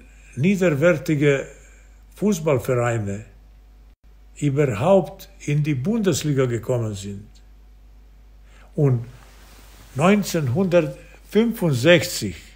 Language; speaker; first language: German; non-native, fluent; Serbian